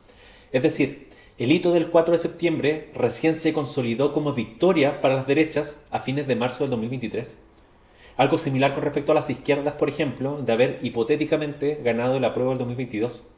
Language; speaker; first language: Spanish; native; Spanish